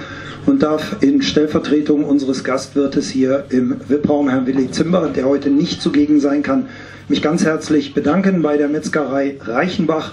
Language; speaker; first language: German; native; German